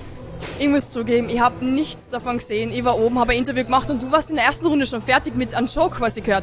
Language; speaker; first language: German; native; German